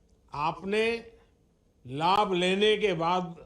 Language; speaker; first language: Hindi; non-native, local second language; Gujarati